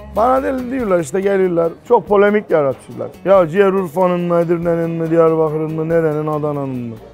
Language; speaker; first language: Turkish; native; Turkish